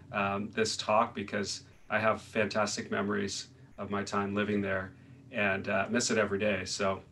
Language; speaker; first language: English; native; English